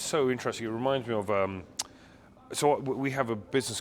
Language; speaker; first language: English; native; English